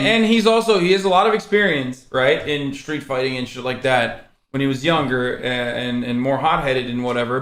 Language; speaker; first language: English; native; English